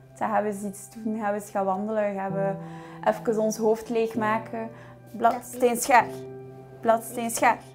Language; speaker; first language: Dutch; native; Dutch